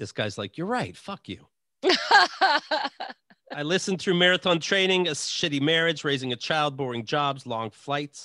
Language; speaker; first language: English; native; English